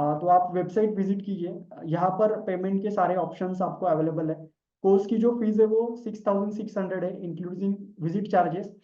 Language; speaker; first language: Hindi; non-native, local second language; Marathi